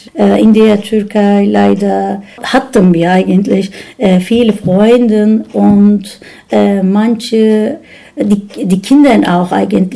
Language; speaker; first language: German; non-native, learner; Turkish